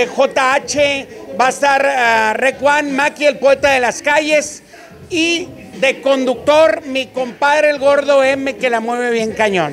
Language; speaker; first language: Spanish; native; Spanish